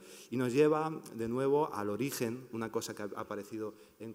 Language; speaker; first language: Spanish; native; Spanish